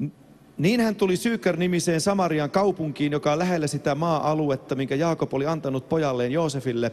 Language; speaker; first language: Finnish; native; Finnish